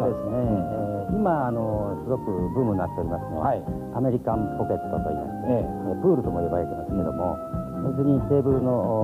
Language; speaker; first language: Japanese; native; Japanese